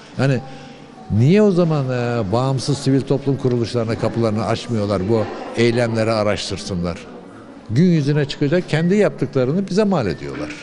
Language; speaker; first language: Turkish; early bilingual, other home language; Uyghur